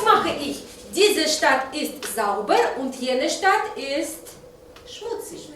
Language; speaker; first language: German; non-native, fluent; Russian